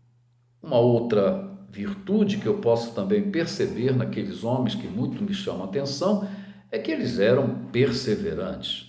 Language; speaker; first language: Portuguese; native; Portuguese